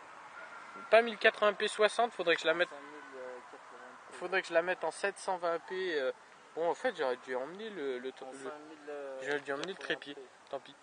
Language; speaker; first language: French; native; French